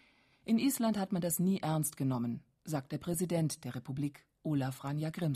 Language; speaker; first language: German; native; German